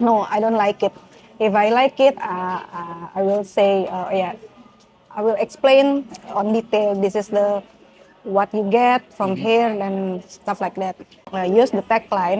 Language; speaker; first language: English; non-native, fluent; Indonesian